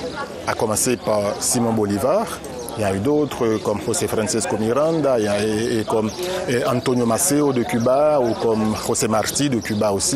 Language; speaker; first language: French; non-native, local second language; Haitian Creole